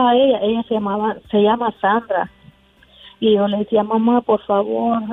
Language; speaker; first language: Spanish; native; Spanish